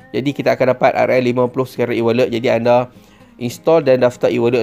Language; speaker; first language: Malay; native; Malay